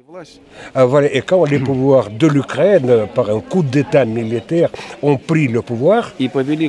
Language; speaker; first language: French; non-native, fluent; Russian